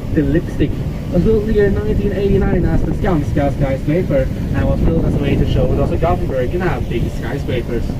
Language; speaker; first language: English; non-native, fluent; Swedish